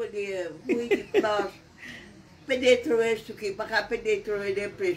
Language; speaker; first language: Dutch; non-native, local second language; Sranan Tongo